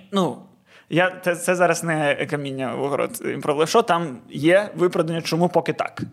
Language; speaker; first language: Ukrainian; non-native, local second language; Russian